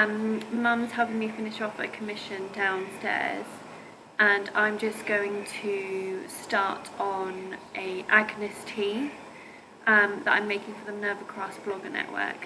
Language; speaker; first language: English; native; English